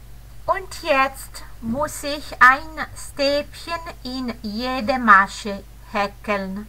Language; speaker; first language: German; non-native, fluent; Italian